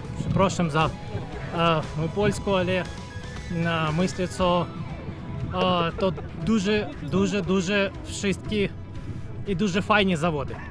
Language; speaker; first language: Polish; non-native, learner; Ukrainian